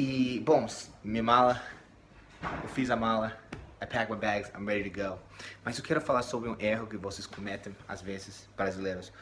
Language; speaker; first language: Portuguese; non-native, learner; English